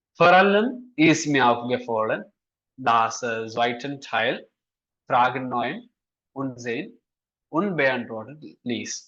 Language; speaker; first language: German; non-native, fluent; Malayalam